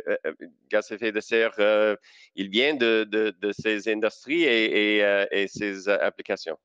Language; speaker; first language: French; non-native, local second language; English